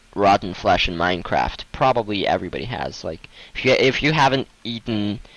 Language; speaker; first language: English; non-native, fluent; Russian